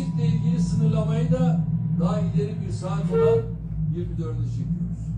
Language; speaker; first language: Turkish; native; Turkish